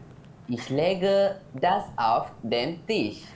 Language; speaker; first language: German; non-native, learner; Malay